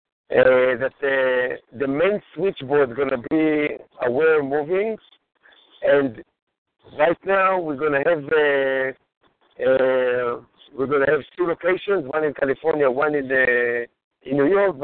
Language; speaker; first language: English; non-native, fluent; Hebrew